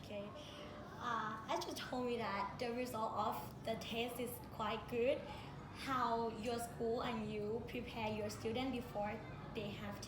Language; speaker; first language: English; non-native, learner; Thai